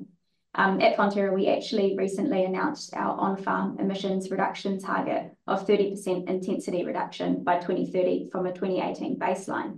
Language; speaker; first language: English; native; English